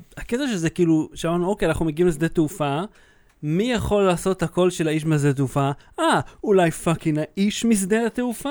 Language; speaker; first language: Hebrew; early bilingual, other home language; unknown